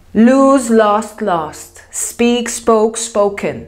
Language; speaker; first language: English; non-native, fluent; Hebrew